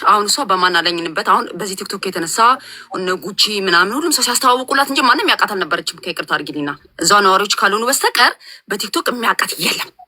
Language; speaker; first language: Amharic; native; Amharic